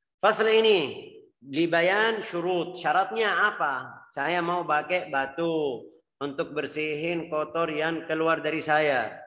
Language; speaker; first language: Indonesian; non-native, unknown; Arabic